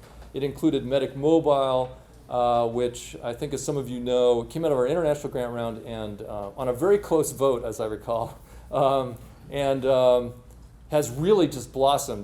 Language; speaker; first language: English; native; English